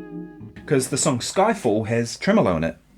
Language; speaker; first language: English; native; English